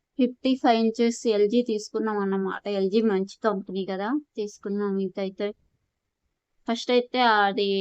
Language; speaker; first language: Telugu; native; Telugu